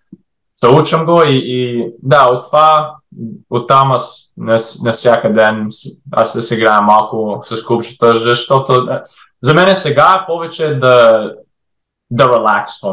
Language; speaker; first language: Bulgarian; early bilingual, heritage; English